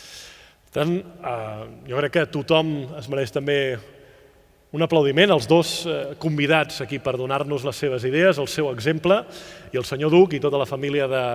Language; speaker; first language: Catalan; native; Catalan